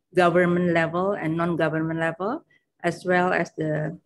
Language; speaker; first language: English; non-native, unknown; Indonesian